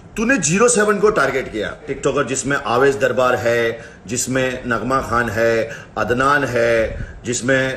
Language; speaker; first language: Hindi; non-native, local second language; Urdu